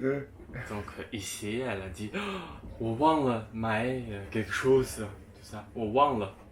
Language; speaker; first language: French; non-native, fluent; Chinese